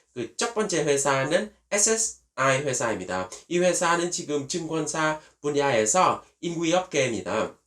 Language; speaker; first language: Korean; non-native, fluent; Vietnamese